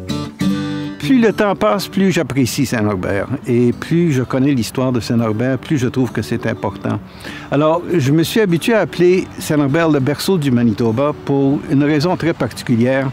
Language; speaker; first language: French; native; French